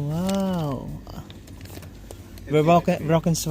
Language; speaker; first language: German; non-native, learner; Filipino